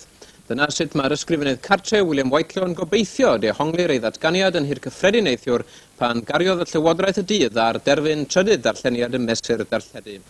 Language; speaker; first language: Welsh; native; Welsh